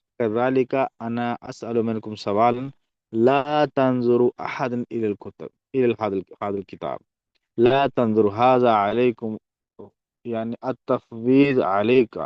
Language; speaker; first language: Arabic; non-native, learner; Urdu